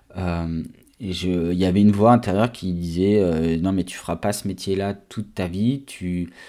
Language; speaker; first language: French; native; French